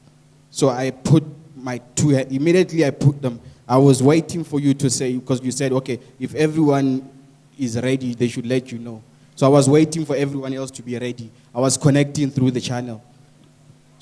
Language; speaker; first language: English; non-native, local second language; Tswana